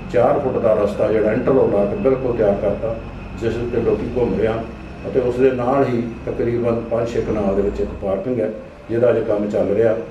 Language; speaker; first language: Punjabi; native; Punjabi